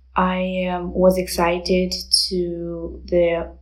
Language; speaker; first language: English; non-native, fluent; Romanian